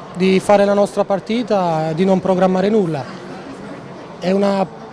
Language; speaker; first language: Italian; native; Italian